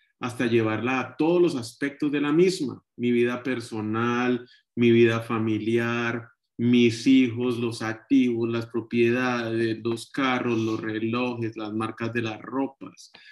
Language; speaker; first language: Spanish; native; Spanish